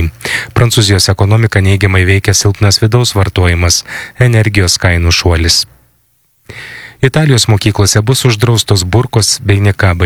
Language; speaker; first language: Lithuanian; native; Lithuanian